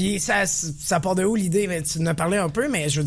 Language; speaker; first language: French; native; French